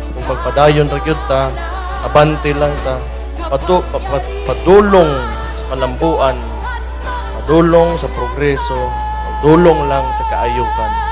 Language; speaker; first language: Cebuano; native; Cebuano